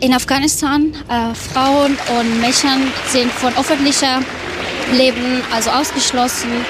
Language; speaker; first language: German; non-native, learner; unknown